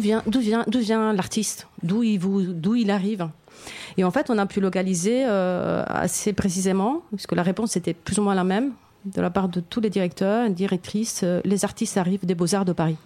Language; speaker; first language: French; non-native, fluent; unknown